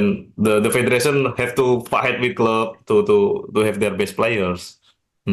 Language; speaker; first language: English; non-native, learner; Indonesian